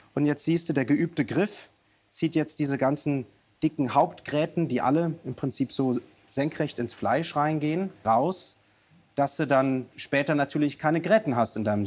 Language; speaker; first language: German; native; German